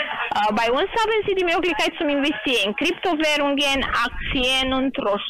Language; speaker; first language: German; non-native, learner; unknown